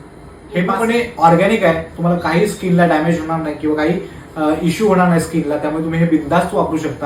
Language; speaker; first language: Marathi; native; Marathi